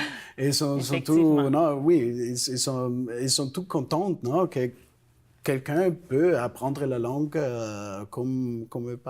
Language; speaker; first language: French; non-native, fluent; Italian